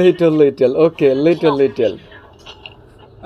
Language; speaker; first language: English; non-native, learner; Bangla